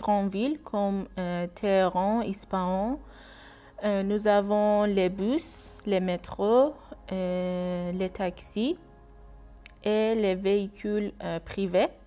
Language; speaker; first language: French; non-native, learner; Persian